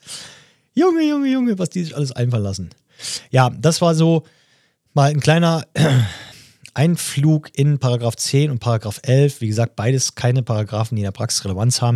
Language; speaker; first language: German; native; German